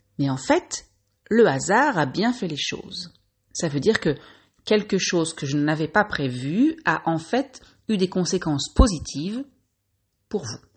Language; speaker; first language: French; native; French